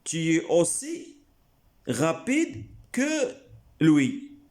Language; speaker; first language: French; non-native, local second language; Arabic